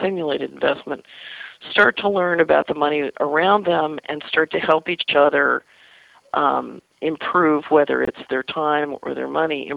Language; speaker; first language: English; native; English